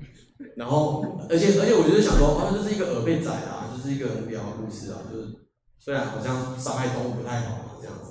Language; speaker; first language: Chinese; native; Chinese